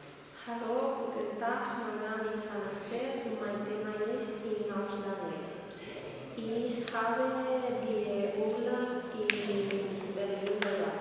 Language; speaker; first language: German; non-native, learner; Spanish